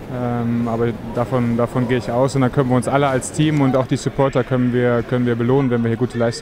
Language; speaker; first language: German; native; German